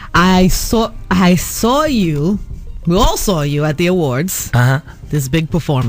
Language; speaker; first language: English; native; English